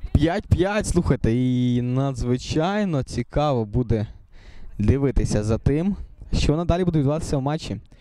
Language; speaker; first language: Ukrainian; non-native, local second language; Russian